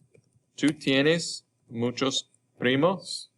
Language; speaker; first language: Spanish; non-native, fluent; English